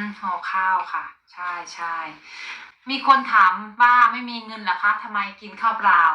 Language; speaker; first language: Thai; native; Thai